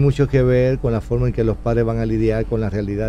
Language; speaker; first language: Spanish; native; Spanish